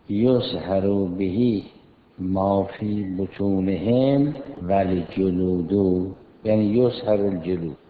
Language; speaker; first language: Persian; native; Persian